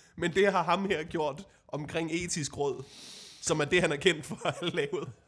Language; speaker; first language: Danish; native; Danish